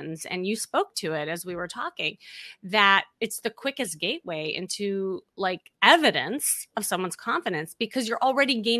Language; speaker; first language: English; native; English